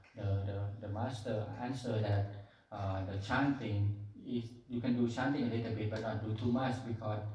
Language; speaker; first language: English; non-native, learner; Thai